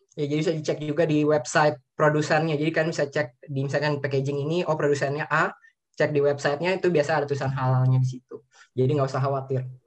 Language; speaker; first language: Indonesian; native; Indonesian